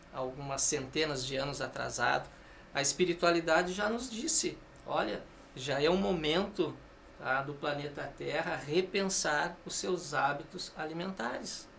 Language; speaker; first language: Portuguese; native; Portuguese